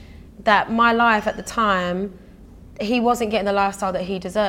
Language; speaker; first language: English; native; English